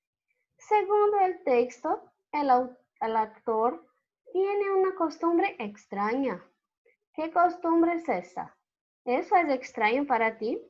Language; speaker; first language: Spanish; non-native, fluent; Portuguese